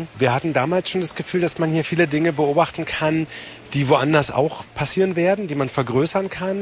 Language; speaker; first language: German; native; German